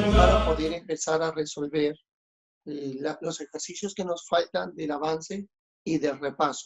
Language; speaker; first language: Spanish; native; Spanish